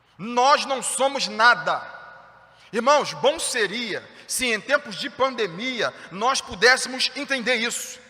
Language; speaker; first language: Portuguese; native; Portuguese